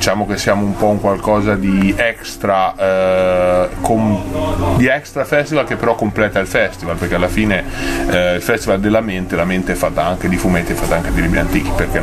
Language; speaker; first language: Italian; native; Italian